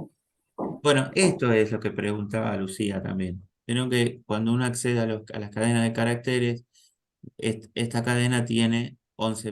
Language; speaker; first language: Spanish; native; Spanish